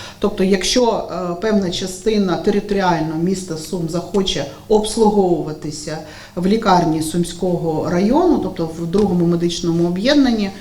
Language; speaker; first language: Ukrainian; native; Ukrainian